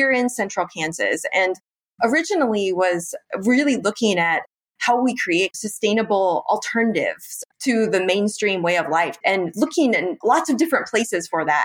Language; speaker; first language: English; native; English